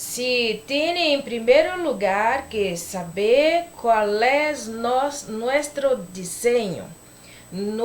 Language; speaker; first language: Spanish; non-native, learner; Portuguese